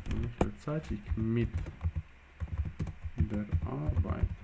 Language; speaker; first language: German; non-native, fluent; Ukrainian